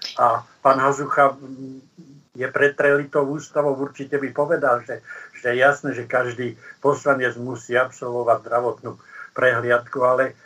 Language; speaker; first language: Slovak; native; Slovak